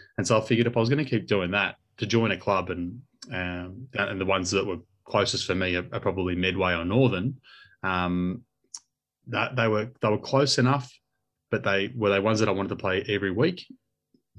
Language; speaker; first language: English; native; English